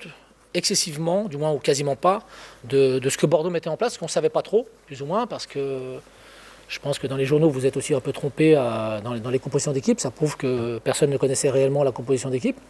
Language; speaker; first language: French; native; French